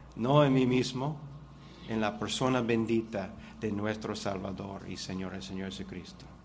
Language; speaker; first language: Spanish; non-native, fluent; English